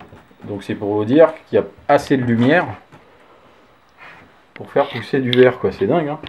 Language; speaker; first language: French; native; French